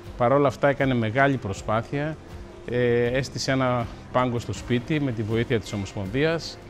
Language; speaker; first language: Greek; native; Greek